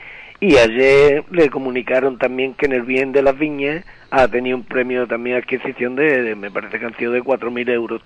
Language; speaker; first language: Spanish; native; Spanish